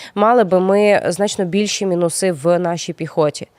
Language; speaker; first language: Ukrainian; native; Ukrainian